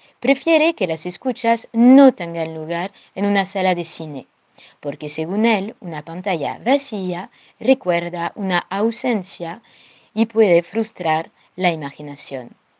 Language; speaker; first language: Spanish; non-native, fluent; French